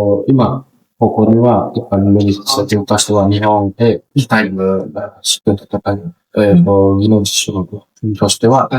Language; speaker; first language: Japanese; non-native, learner; Indonesian